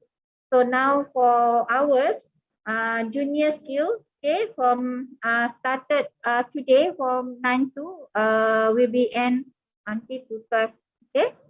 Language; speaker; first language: English; non-native, local second language; Malay